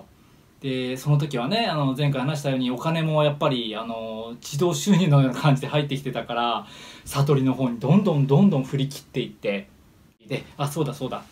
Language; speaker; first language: Japanese; native; Japanese